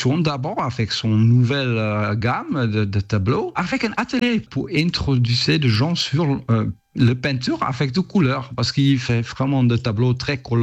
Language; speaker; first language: French; non-native, fluent; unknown